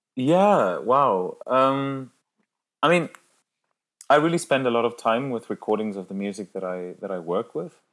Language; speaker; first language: English; non-native, local second language; Afrikaans